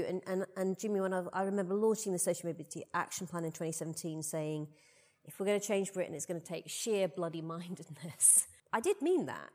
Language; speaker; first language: English; native; English